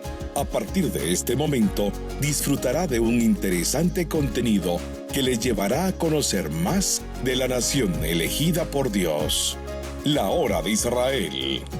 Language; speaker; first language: Spanish; native; Spanish